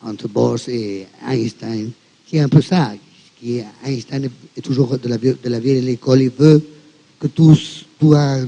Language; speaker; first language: French; non-native, fluent; Spanish